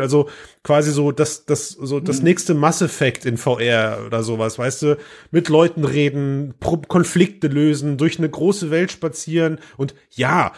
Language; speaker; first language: German; native; German